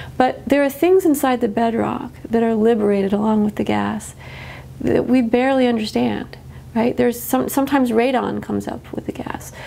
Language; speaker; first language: English; native; English